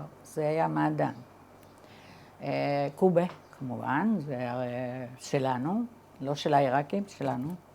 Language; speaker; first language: Hebrew; early bilingual, other home language; Arabic